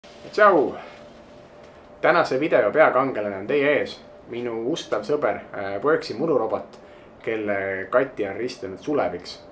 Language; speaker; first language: Estonian; native; Estonian